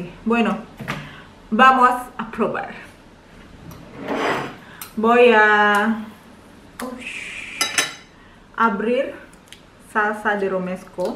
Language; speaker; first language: Spanish; non-native, learner; Indonesian